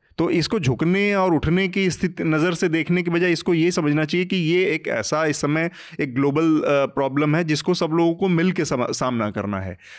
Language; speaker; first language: Hindi; native; Hindi